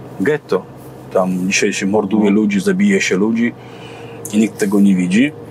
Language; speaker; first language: Polish; non-native, fluent; Chechen